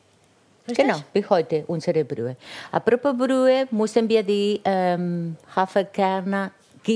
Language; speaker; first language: German; non-native, fluent; Italian